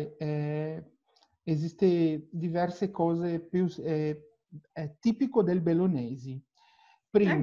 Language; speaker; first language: Italian; non-native, learner; Portuguese